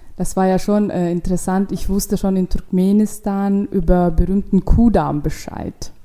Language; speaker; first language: German; non-native, fluent; Russian